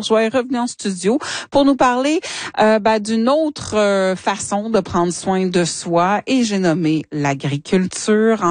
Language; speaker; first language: French; native; French